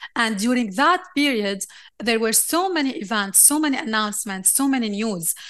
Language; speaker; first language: English; non-native, fluent; Arabic